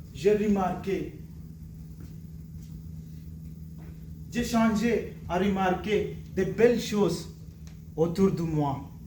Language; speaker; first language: French; non-native, learner; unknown